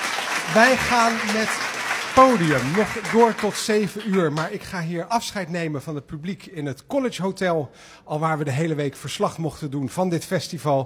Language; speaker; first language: Dutch; native; Dutch